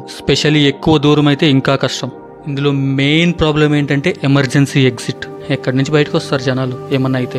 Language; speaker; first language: Telugu; native; Telugu